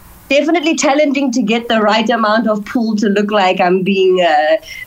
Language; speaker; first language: English; native; English